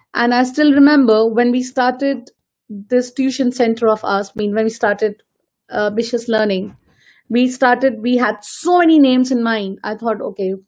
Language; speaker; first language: English; non-native, local second language; Hindi